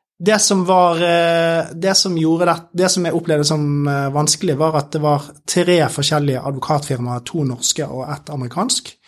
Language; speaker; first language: Norwegian; native; Norwegian